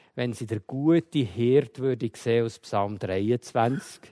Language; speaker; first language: German; native; German